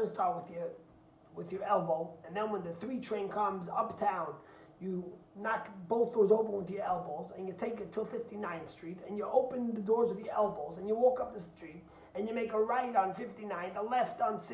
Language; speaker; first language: English; native; English